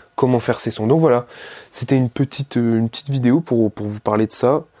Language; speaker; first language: French; native; French